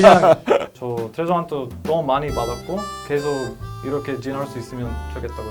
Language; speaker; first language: Korean; non-native, learner; Croatian